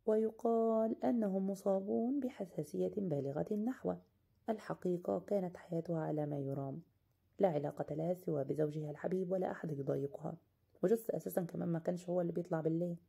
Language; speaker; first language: Arabic; native; Arabic